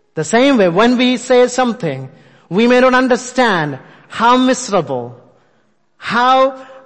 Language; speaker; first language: English; non-native, local second language; Malayalam